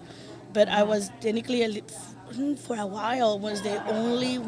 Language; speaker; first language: English; non-native, fluent; Spanish